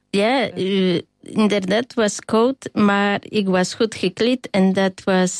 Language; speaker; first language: Dutch; non-native, learner; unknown